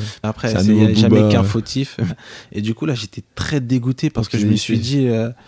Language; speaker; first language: French; native; French